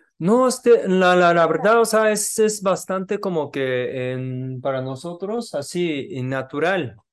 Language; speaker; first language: Spanish; non-native, fluent; Japanese